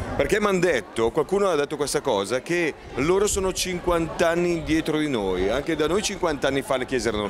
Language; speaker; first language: Italian; native; Italian